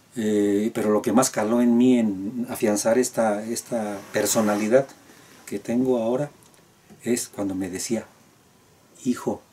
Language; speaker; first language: Spanish; native; Spanish